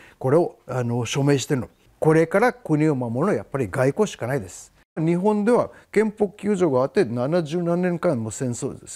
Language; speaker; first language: Japanese; non-native, fluent; Hebrew